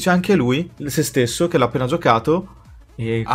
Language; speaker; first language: Italian; native; Italian